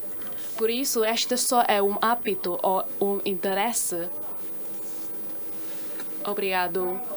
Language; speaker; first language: Portuguese; non-native, fluent; Chinese